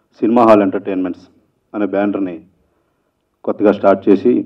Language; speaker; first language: Telugu; native; Telugu